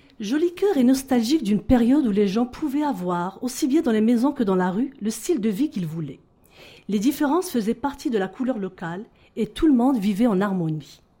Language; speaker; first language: French; non-native, local second language; Arabic